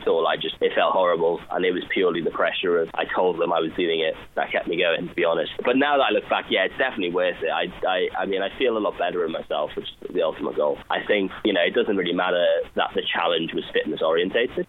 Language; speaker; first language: English; native; English